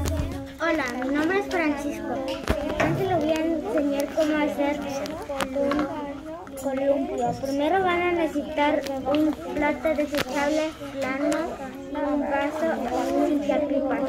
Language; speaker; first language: Spanish; early bilingual, heritage; Spanish